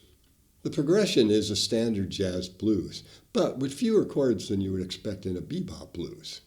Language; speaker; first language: English; native; English